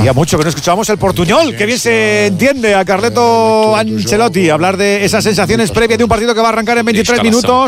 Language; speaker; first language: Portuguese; non-native, learner; Spanish